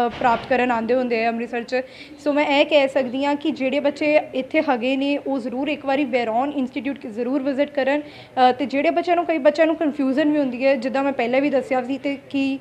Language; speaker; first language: Punjabi; native; Punjabi